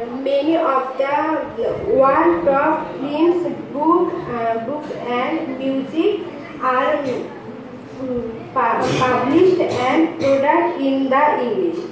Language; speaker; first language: English; non-native, learner; Bangla